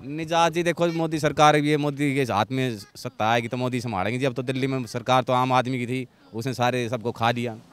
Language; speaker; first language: Hindi; native; Hindi